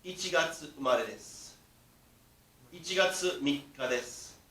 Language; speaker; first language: Japanese; non-native, fluent; English